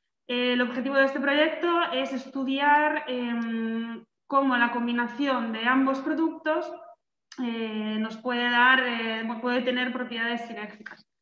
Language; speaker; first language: Spanish; native; Spanish